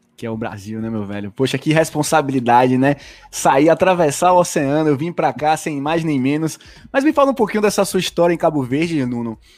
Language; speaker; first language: Portuguese; native; Portuguese